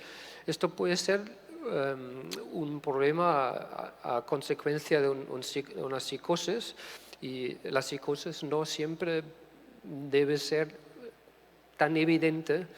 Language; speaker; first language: Spanish; non-native, fluent; German